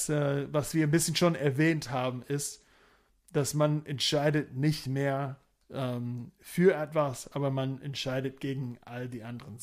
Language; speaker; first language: German; non-native, fluent; English